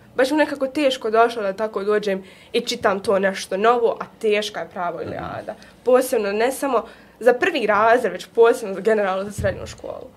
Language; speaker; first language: Bosnian; native; Bosnian